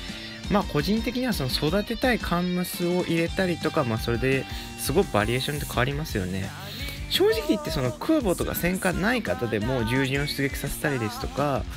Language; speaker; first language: Japanese; native; Japanese